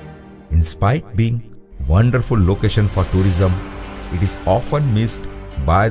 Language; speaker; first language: English; non-native, local second language; Marathi